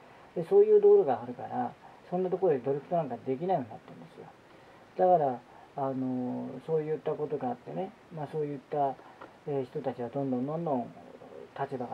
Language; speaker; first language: Japanese; native; Japanese